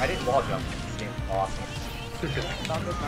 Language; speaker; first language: English; native; English